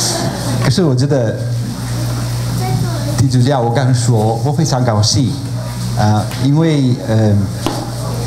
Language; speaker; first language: Chinese; non-native, fluent; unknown